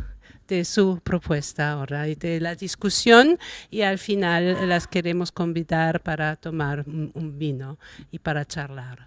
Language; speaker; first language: Spanish; non-native, fluent; German